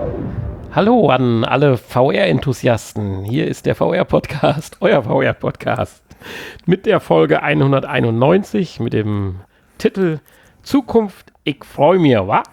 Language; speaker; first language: German; native; German